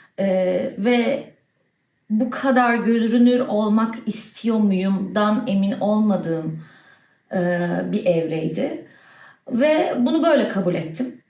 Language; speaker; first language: Turkish; native; Turkish